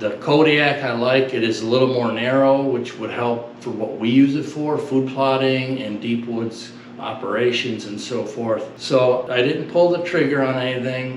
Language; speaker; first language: English; native; English